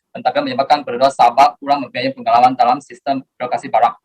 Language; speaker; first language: Malay; non-native, local second language; Chinese